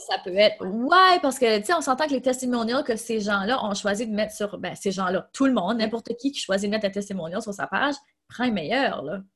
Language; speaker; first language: French; native; French